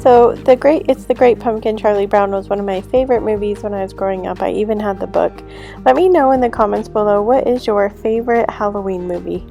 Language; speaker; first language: English; native; English